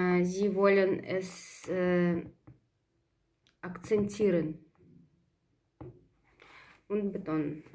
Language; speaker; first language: German; non-native, fluent; Russian